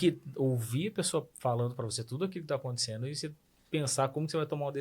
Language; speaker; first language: Portuguese; native; Portuguese